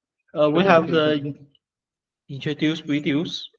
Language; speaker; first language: English; non-native, learner; Chinese